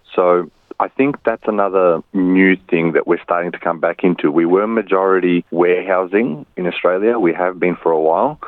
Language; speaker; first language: English; early bilingual, other home language; Macedonian